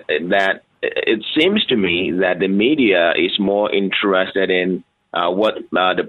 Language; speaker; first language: English; non-native, local second language; Yoruba